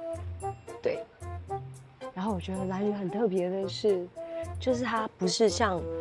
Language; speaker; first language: Chinese; native; Chinese